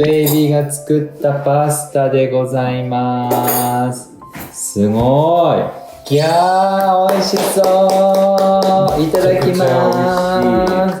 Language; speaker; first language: Japanese; native; Japanese